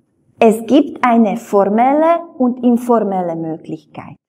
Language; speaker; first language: German; non-native, fluent; Slovak